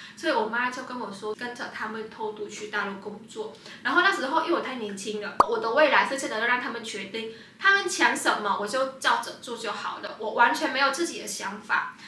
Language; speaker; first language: Chinese; non-native, fluent; Vietnamese